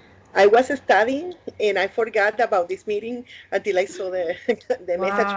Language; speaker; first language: English; non-native, fluent; Spanish